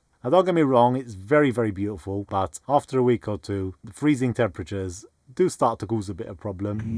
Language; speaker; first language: English; native; English